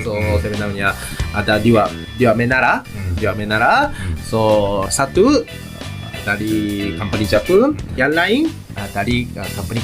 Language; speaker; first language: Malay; non-native, learner; Japanese